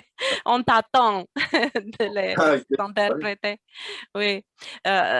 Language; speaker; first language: French; non-native, fluent; Romanian